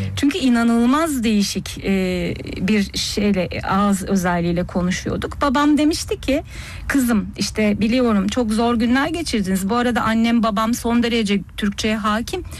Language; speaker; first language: Turkish; early bilingual, heritage; Turkish